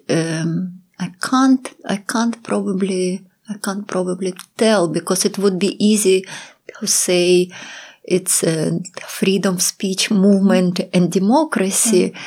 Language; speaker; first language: English; non-native, fluent; Russian